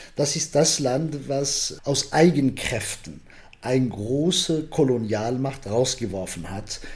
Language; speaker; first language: German; non-native, fluent; Arabic